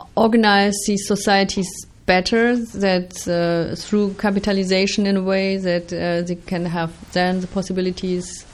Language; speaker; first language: English; non-native, fluent; German